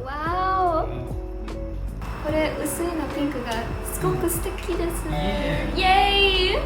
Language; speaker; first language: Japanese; non-native, learner; English